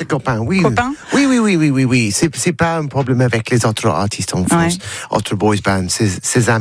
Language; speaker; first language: French; non-native, learner; English